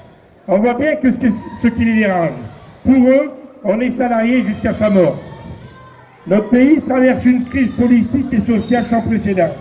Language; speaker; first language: French; native; French